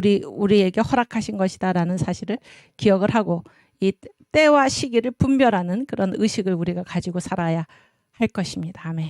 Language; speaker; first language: Korean; native; Korean